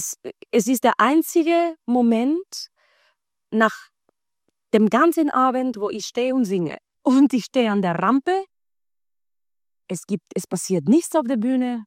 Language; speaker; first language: German; non-native, fluent; Spanish